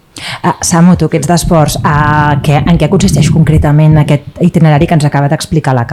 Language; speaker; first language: Catalan; native; Catalan